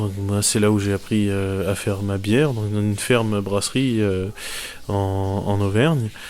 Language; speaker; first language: French; native; French